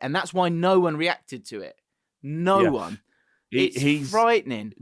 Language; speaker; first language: English; native; English